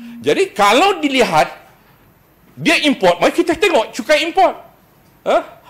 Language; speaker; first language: Malay; native; Malay